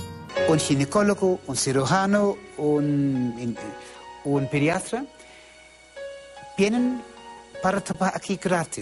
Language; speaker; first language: Spanish; non-native, fluent; German